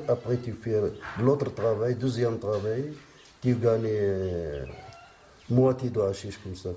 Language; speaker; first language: French; non-native, learner; Arabic